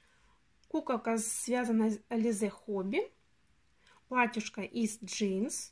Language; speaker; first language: Russian; native; Russian